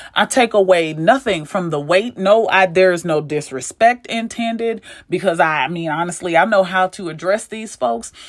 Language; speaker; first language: English; native; English